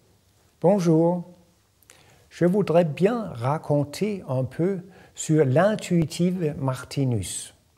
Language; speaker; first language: French; non-native, fluent; Danish